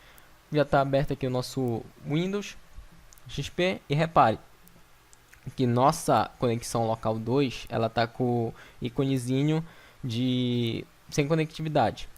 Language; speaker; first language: Portuguese; native; Portuguese